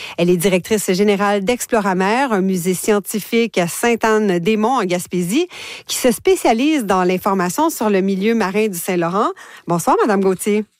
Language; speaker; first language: French; native; French